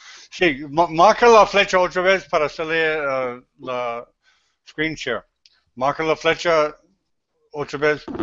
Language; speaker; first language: Spanish; non-native, learner; English